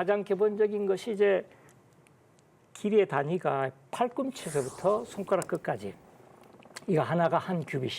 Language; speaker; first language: Korean; native; Korean